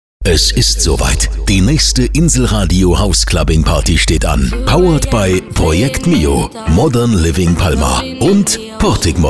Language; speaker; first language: German; native; German